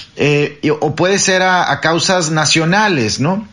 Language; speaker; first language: Spanish; native; Spanish